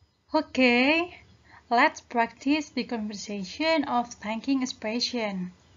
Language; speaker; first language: English; non-native, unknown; Indonesian